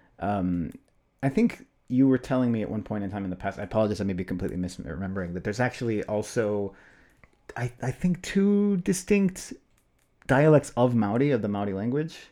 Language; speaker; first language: English; native; English